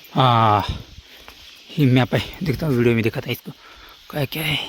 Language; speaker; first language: Hindi; non-native, local second language; Marathi